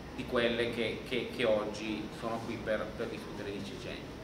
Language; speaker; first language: Italian; native; Italian